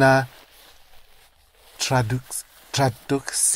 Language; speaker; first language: Spanish; non-native, learner; English